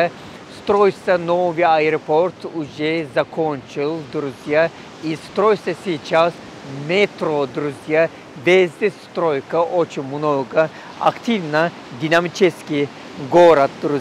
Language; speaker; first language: Russian; non-native, learner; Turkish